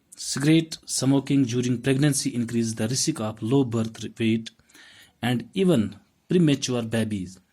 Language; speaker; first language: English; non-native, local second language; Urdu